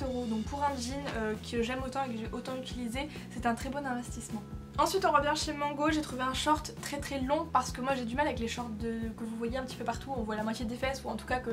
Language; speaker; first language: French; native; French